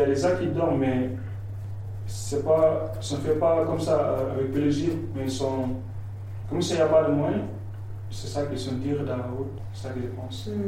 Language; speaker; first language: French; non-native, learner; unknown